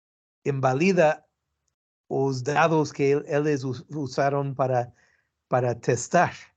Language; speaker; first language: Portuguese; non-native, learner; English